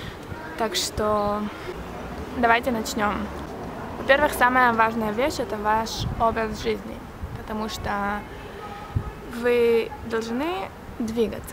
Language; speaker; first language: Russian; early bilingual, heritage; Russian